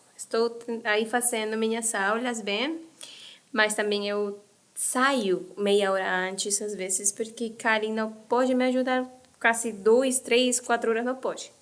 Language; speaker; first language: Portuguese; non-native, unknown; Spanish